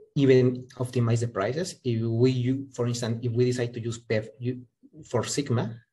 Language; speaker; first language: English; non-native, fluent; Spanish